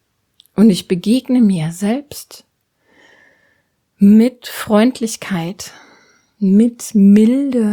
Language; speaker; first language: German; native; German